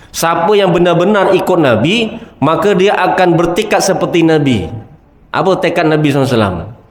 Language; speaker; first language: Malay; native; Malay